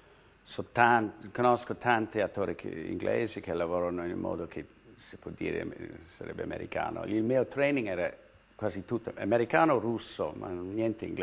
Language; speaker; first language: Italian; non-native, fluent; English